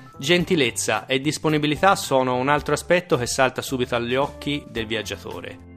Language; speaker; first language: Italian; native; Italian